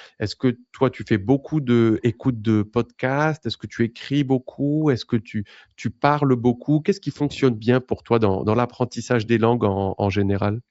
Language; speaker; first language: French; native; French